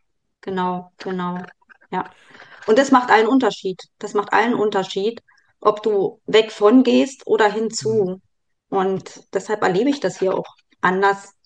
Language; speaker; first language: German; native; German